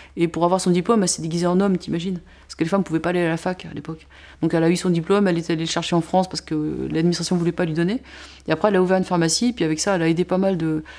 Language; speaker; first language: French; native; French